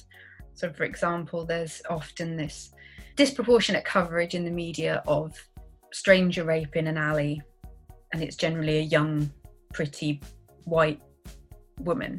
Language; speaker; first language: English; native; English